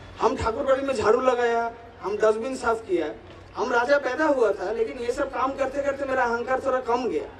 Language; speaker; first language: Hindi; non-native, local second language; Bangla